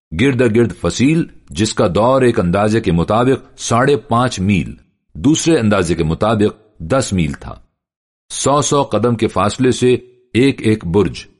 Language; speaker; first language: Urdu; native; Urdu